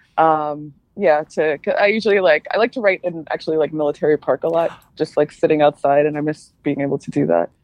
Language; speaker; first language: English; native; English